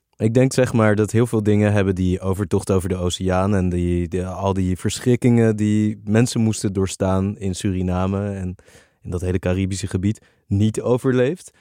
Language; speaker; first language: Dutch; native; Dutch